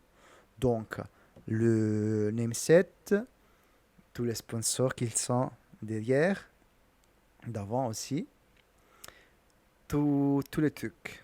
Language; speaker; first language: French; non-native, learner; Italian